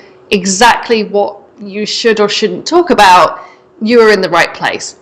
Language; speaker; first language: English; native; English